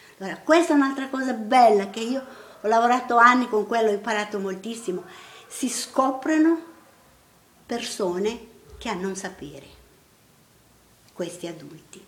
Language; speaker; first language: Italian; non-native, fluent; Portuguese